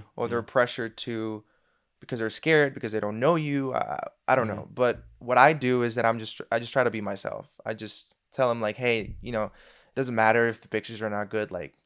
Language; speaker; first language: English; non-native, fluent; Spanish